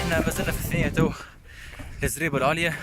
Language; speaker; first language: Arabic; native; Arabic